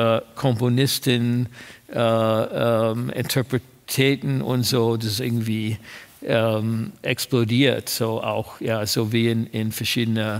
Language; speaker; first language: German; non-native, fluent; English